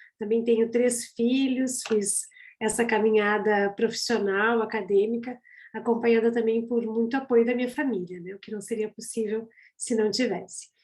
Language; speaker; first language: Portuguese; native; Portuguese